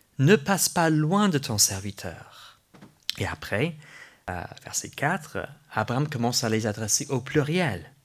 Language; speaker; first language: French; non-native, fluent; English